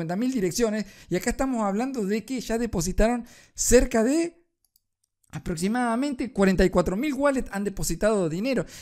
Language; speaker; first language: Spanish; native; Spanish